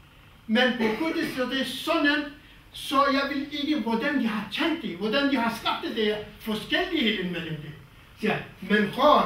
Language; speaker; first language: Danish; non-native, fluent; Kurdish